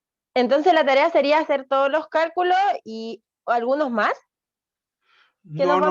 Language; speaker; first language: Spanish; native; Spanish